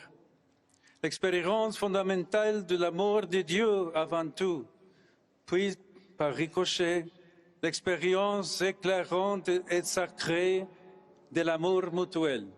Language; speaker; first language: French; non-native, fluent; English